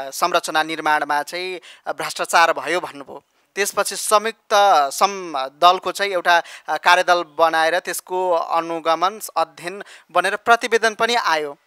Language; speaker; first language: Nepali; native; Nepali